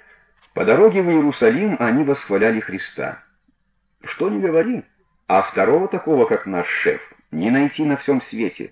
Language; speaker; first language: Russian; native; Russian